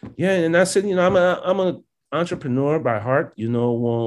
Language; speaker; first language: English; early bilingual, other home language; Haitian Creole